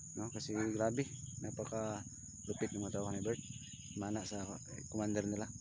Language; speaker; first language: Filipino; non-native, local second language; Cebuano